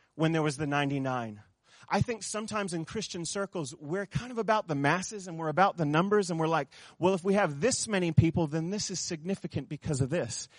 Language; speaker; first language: English; native; English